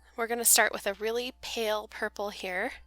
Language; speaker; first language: English; native; English